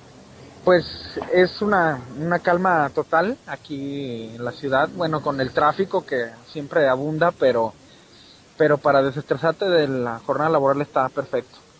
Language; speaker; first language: Spanish; native; Spanish